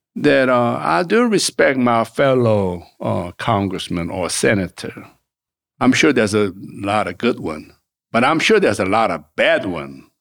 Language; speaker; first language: English; non-native, fluent; Korean